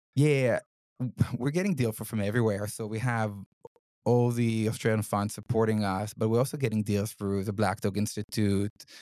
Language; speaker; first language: English; non-native, fluent; Hebrew